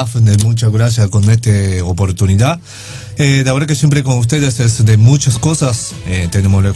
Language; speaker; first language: Spanish; non-native, learner; Japanese